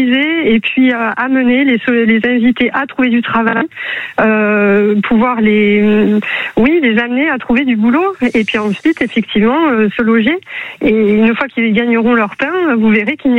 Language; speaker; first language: French; native; French